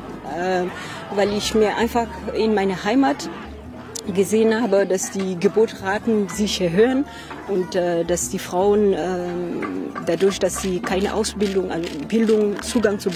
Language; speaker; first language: German; non-native, fluent; French